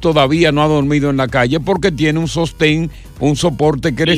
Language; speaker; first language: Spanish; native; Spanish